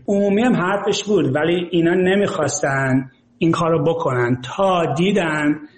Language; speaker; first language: Persian; early bilingual, heritage; Persian